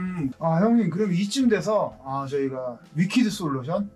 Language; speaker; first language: Korean; native; Korean